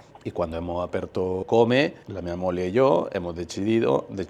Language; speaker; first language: Italian; non-native, learner; Spanish